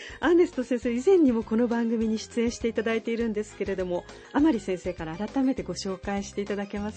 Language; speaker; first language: Japanese; native; Japanese